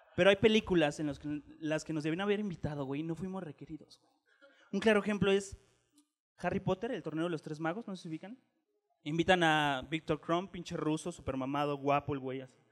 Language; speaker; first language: Spanish; native; Spanish